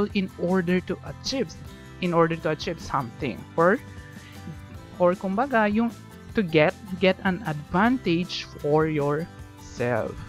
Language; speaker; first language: English; non-native, local second language; Filipino